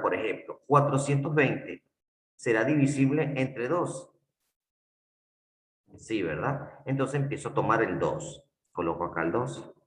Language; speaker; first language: Spanish; native; Spanish